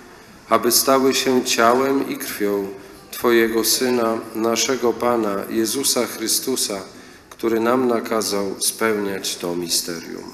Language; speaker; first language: Polish; native; Polish